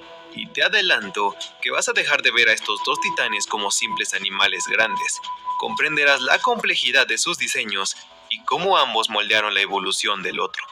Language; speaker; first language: Spanish; native; Spanish